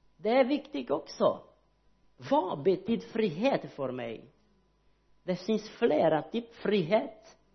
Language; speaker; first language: Swedish; non-native, learner; Portuguese